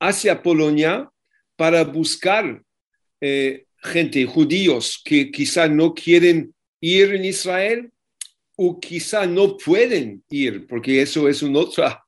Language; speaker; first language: Spanish; non-native, fluent; English